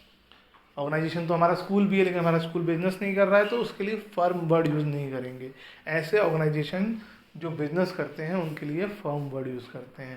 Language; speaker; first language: Hindi; native; Hindi